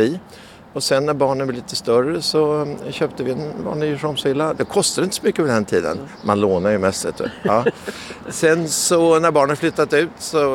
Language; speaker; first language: Swedish; native; Swedish